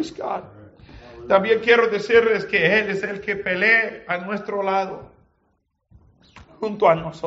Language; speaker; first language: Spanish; non-native, fluent; English